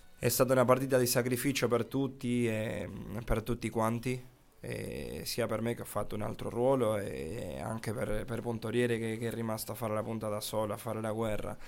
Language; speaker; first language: Italian; non-native, fluent; Spanish